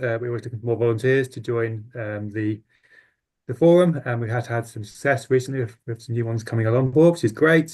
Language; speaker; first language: English; native; English